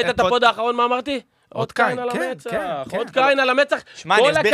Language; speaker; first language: Hebrew; native; Hebrew